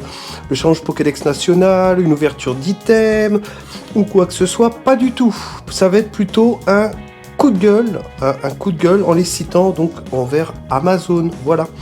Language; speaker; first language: French; native; French